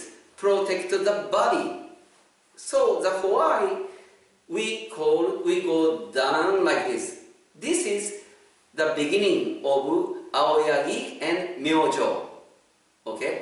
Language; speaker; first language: English; non-native, fluent; Japanese